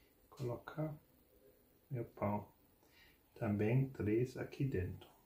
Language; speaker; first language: Portuguese; non-native, fluent; German